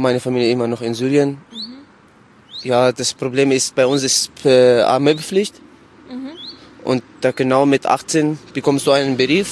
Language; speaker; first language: German; non-native, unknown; Arabic